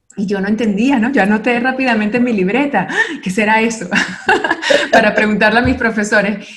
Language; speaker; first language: Spanish; native; Spanish